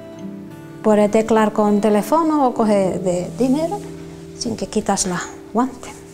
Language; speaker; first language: Spanish; non-native, learner; Finnish